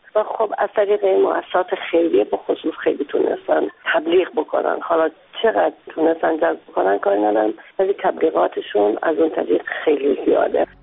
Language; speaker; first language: Persian; non-native, local second language; Kurdish